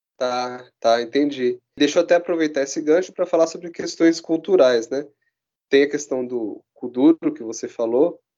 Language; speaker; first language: Portuguese; native; Portuguese